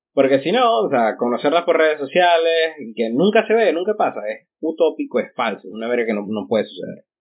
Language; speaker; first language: Spanish; native; Spanish